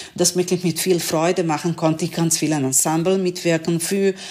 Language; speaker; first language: German; non-native, learner; Serbian